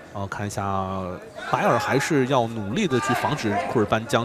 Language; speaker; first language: Chinese; native; Chinese